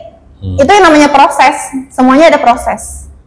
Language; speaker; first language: Indonesian; native; Indonesian